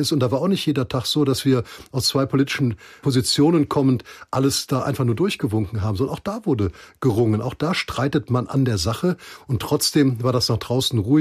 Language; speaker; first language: German; native; German